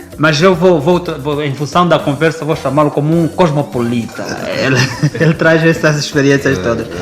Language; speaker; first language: Portuguese; native; Portuguese